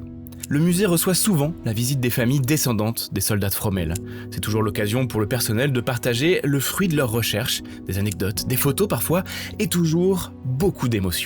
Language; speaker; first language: French; native; French